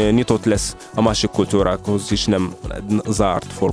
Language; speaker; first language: Hungarian; non-native, fluent; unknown